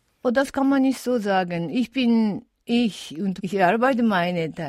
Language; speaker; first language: German; non-native, fluent; Japanese